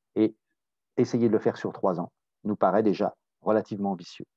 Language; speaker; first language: French; native; French